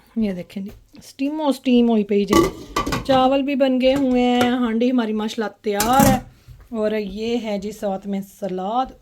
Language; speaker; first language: Urdu; non-native, local second language; Punjabi